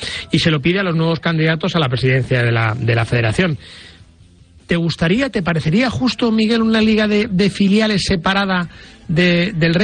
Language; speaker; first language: Spanish; native; Spanish